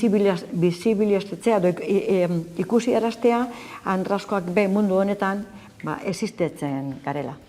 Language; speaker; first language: Basque; native; Basque